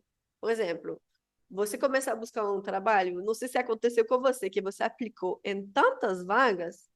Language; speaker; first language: Portuguese; non-native, fluent; Spanish